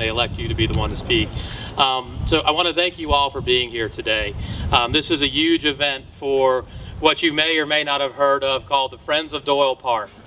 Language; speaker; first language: English; native; English